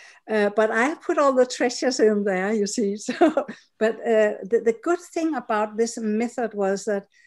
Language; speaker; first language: English; non-native, fluent; Danish